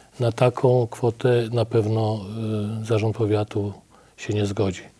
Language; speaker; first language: Polish; native; Polish